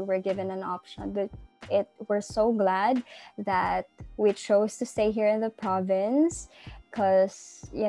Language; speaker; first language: English; non-native, local second language; Cebuano